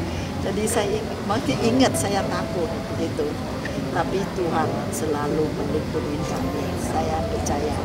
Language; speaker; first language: Indonesian; non-native, fluent; Vietnamese